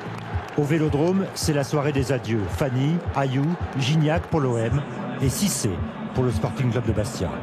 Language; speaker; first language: French; native; French